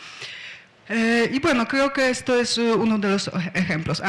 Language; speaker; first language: Spanish; non-native, fluent; Polish